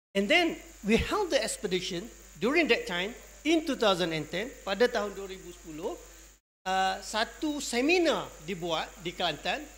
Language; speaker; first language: English; non-native, local second language; Malay